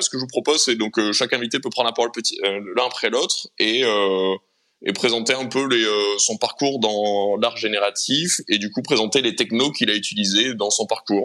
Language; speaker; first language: French; native; French